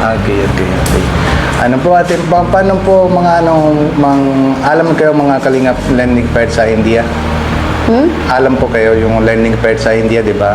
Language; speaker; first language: Filipino; non-native, learner; Punjabi